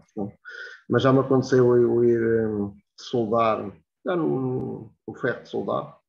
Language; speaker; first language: Portuguese; native; Portuguese